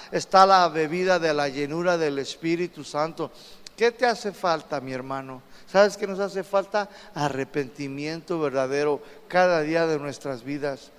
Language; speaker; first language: Spanish; native; Spanish